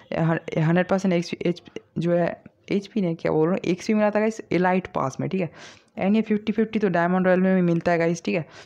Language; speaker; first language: Hindi; non-native, local second language; Bangla